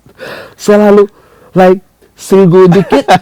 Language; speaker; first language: Indonesian; non-native, fluent; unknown